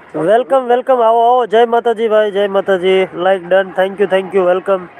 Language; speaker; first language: Hindi; non-native, local second language; Gujarati